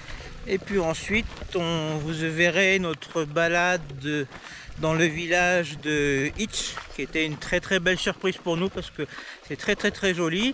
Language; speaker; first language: French; native; French